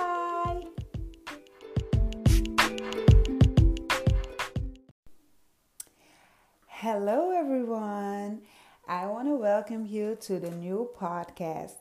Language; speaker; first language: English; non-native, fluent; Dutch